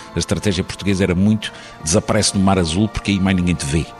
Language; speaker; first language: Portuguese; native; Portuguese